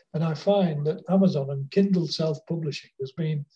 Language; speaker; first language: English; native; English